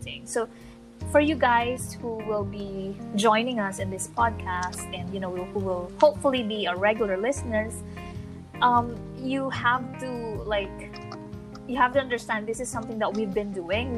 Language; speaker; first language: English; non-native, local second language; Filipino